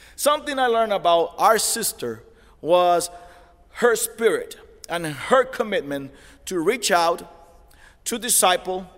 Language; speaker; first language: English; non-native, fluent; Spanish